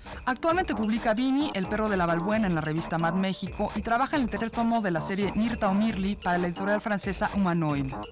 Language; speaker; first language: Spanish; native; Spanish